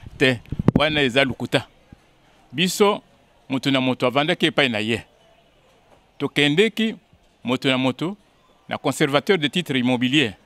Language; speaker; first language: Lingala; native; Lingala